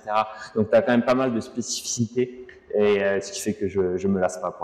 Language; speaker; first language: French; native; French